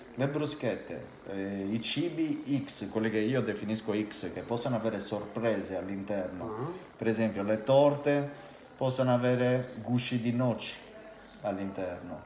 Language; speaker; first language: Italian; native; Italian